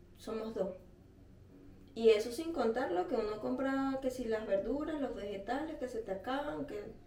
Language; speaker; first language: Spanish; native; Spanish